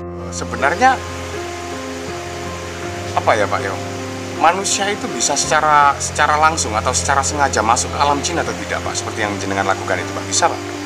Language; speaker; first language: Indonesian; native; Indonesian